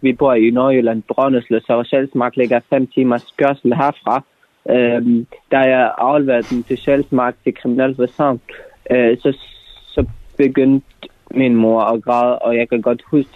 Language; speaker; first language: Danish; non-native, fluent; Arabic